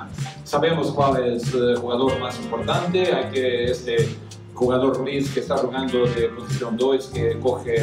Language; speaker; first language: Spanish; non-native, fluent; Croatian